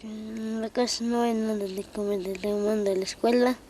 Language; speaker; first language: Spanish; non-native, local second language; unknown